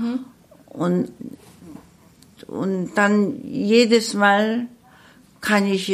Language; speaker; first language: German; non-native, learner; Korean